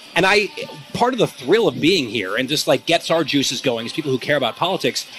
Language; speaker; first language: English; native; English